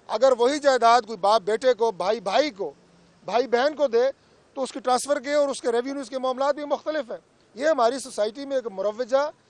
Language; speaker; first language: Urdu; non-native, local second language; Punjabi